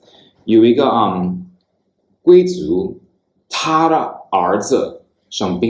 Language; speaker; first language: Chinese; non-native, fluent; English